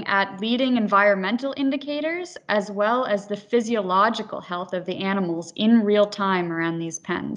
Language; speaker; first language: English; native; English